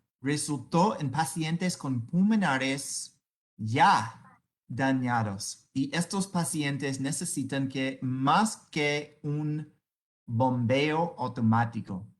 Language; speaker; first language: Spanish; non-native, fluent; English